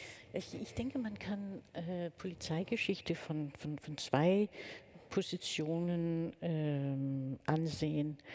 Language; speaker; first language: German; non-native, fluent; Danish